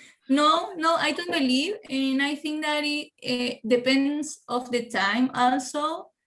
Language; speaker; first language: English; non-native, learner; Spanish